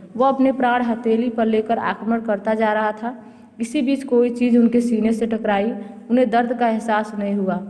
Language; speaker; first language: Hindi; native; Hindi